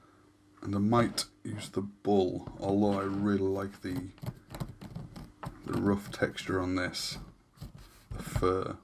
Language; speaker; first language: English; native; English